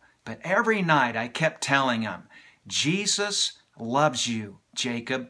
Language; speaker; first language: English; native; English